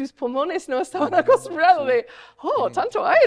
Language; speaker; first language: Spanish; non-native, learner; English